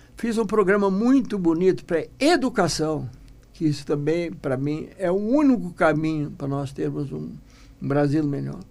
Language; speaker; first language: Portuguese; non-native, local second language; German